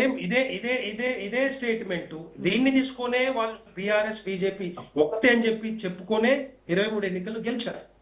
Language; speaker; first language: Telugu; native; Telugu